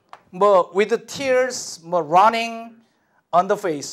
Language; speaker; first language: English; non-native, fluent; Korean